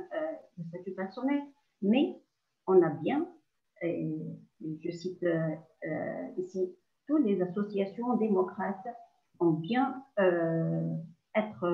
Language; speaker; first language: French; non-native, local second language; Arabic